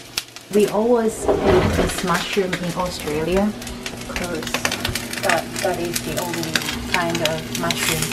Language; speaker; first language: English; non-native, fluent; Japanese